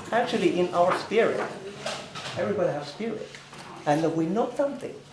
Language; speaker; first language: English; non-native, learner; Chinese